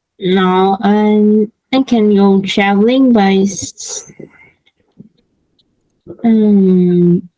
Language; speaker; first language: English; non-native, learner; Vietnamese